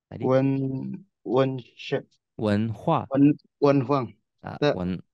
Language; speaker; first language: Chinese; non-native, learner; Indonesian